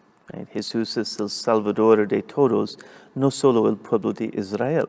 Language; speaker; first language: Spanish; non-native, fluent; English